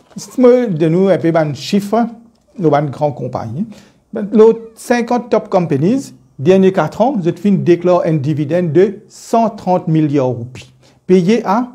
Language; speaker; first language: French; non-native, local second language; Morisyen